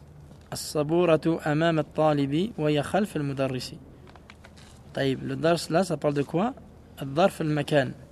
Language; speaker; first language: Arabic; non-native, fluent; French